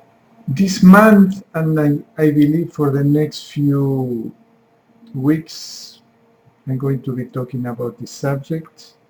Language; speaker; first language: English; non-native, fluent; Spanish